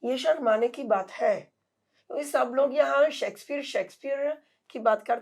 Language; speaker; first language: Hindi; non-native, fluent; Italian